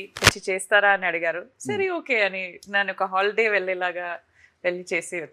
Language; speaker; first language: Telugu; non-native, fluent; Tamil